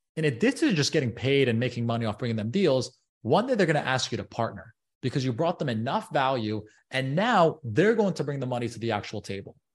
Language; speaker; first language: English; native; English